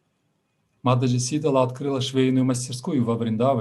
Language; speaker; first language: Russian; native; Russian